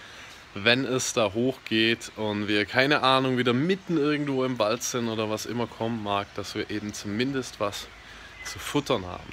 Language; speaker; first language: German; native; German